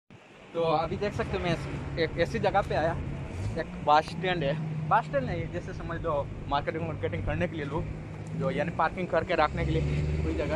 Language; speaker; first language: Hindi; non-native, local second language; Bangla